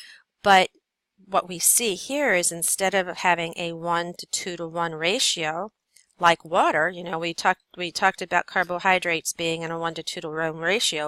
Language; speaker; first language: English; native; English